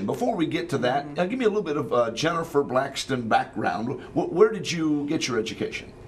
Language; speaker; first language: English; native; English